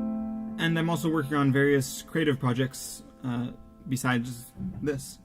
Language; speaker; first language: English; native; English